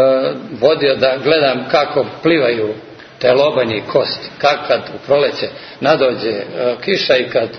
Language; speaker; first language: Serbian; native; Serbian